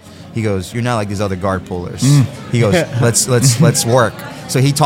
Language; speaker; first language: English; native; English